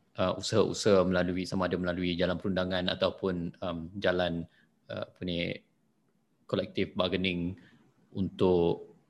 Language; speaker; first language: Malay; native; Malay